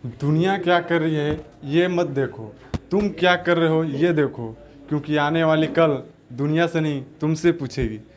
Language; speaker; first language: Hindi; native; Hindi